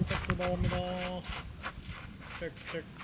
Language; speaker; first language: Korean; native; Korean